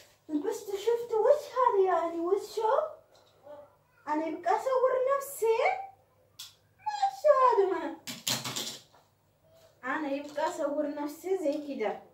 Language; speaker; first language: Arabic; non-native, learner; Oromo